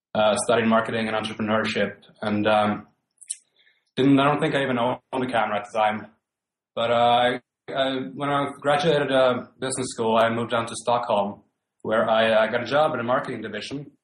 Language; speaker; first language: English; non-native, fluent; Finnish